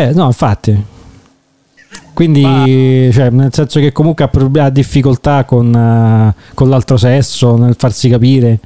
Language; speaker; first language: Italian; native; Italian